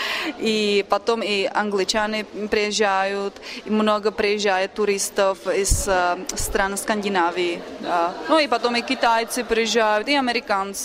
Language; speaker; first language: Russian; non-native, fluent; Czech